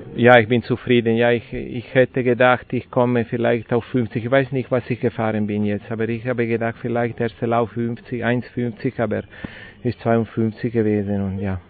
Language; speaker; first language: German; non-native, local second language; Italian